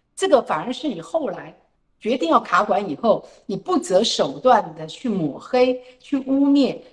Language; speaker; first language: Chinese; native; Chinese